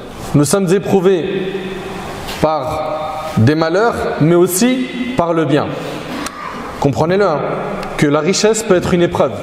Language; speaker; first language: French; native; French